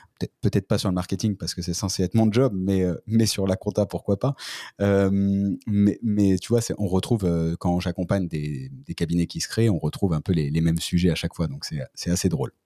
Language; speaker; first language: French; native; French